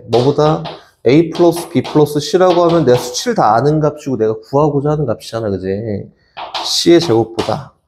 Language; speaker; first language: Korean; native; Korean